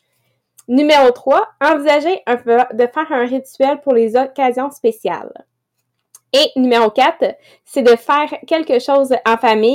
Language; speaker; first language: French; native; French